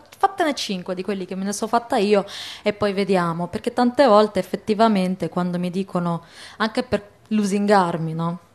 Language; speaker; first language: Italian; early bilingual, other home language; Arabic